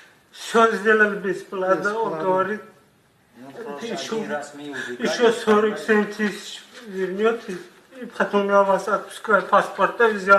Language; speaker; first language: Russian; non-native, learner; Tajik